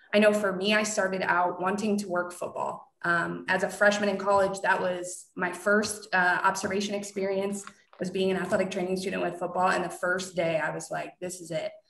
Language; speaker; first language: English; native; English